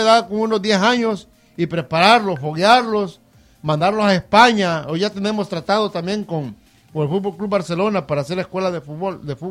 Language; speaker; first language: Spanish; native; Spanish